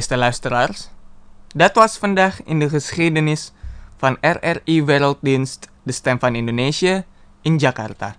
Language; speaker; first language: Dutch; non-native, fluent; Indonesian